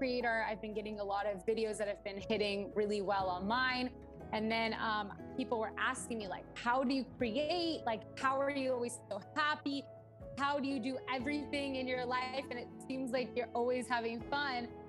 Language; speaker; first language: English; early bilingual, other home language; Portuguese